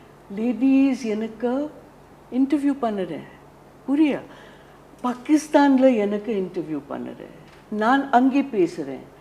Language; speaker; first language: Tamil; non-native, learner; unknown